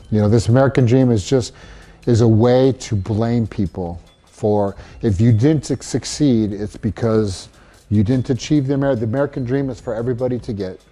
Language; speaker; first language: English; native; English